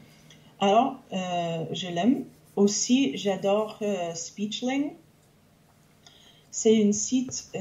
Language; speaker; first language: French; non-native, local second language; English